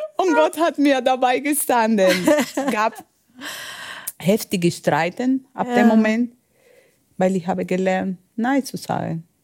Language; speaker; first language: German; non-native, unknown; Spanish